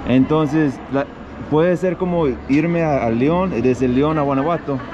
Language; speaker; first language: Spanish; non-native, learner; English